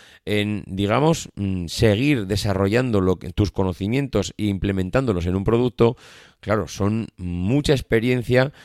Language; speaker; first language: Spanish; native; Spanish